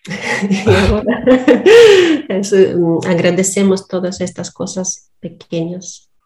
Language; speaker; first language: Spanish; non-native, fluent; Russian